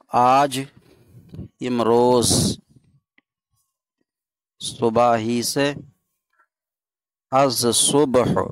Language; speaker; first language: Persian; non-native, fluent; Urdu